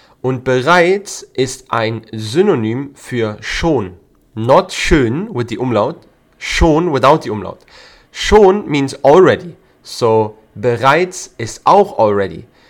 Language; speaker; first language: German; native; German